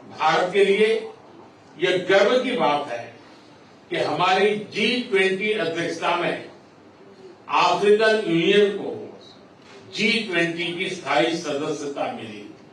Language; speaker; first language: Hindi; non-native, local second language; Gujarati